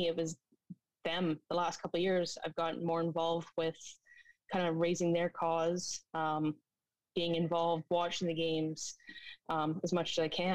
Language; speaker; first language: English; native; English